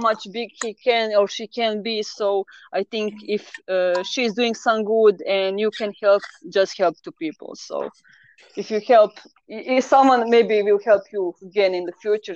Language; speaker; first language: English; non-native, learner; Croatian